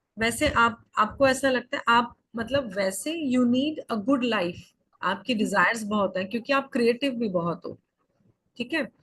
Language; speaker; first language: Hindi; native; Hindi